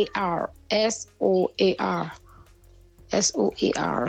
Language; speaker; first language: English; non-native, local second language; Yoruba